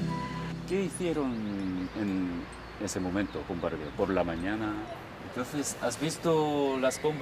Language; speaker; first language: Spanish; non-native, learner; Korean